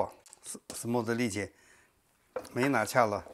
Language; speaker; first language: Russian; non-native, learner; Chinese